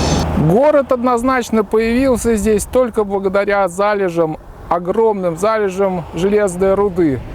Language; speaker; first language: Russian; native; Russian